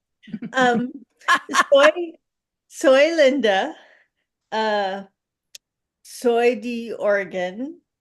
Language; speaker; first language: Spanish; non-native, learner; English